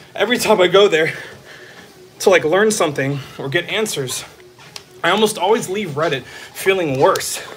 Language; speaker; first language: English; native; English